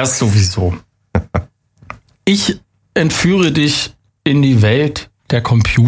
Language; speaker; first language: German; native; German